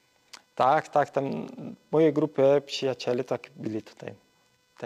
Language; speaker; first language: Polish; early bilingual, heritage; Portuguese